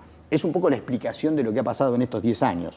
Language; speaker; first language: Spanish; native; Spanish